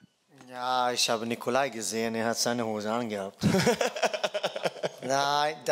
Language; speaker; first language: German; non-native, fluent; Dutch